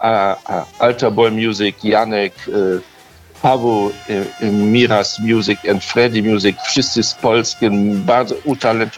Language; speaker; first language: Polish; early bilingual, heritage; Polish